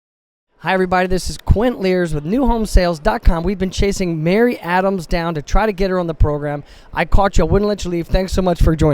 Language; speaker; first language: English; native; English